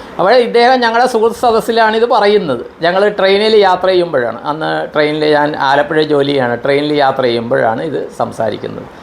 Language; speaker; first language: Malayalam; non-native, local second language; Konkani